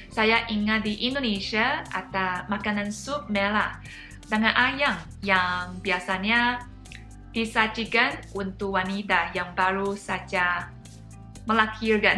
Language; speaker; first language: Indonesian; non-native, fluent; Chinese